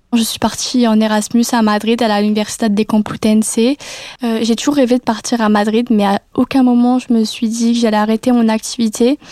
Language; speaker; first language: French; native; French